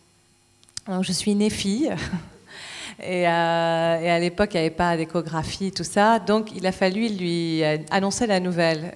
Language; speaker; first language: French; non-native, local second language; Arabic